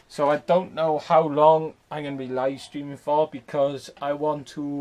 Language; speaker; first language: English; native; English